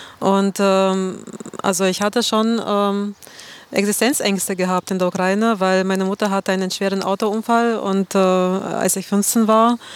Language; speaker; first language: German; non-native, fluent; Russian